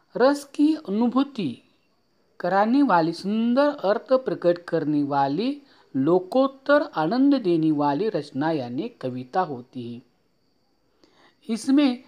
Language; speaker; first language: Hindi; non-native, local second language; Marathi